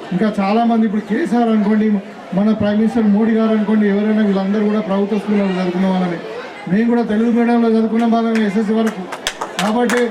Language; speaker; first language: Telugu; native; Telugu